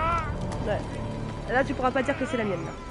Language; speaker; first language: French; native; French